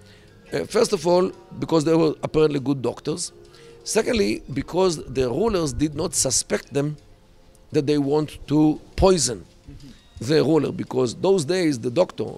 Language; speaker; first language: English; non-native, fluent; Hebrew